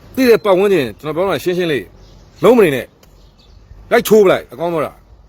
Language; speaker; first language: Burmese; native; Burmese